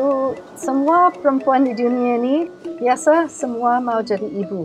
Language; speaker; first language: Indonesian; non-native, learner; English